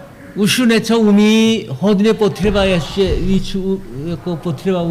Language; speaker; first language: Czech; non-native, learner; Korean